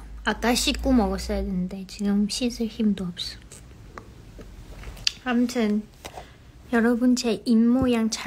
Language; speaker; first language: Korean; non-native, fluent; Chinese